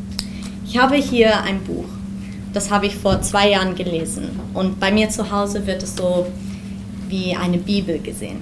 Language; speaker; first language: German; early bilingual, heritage; German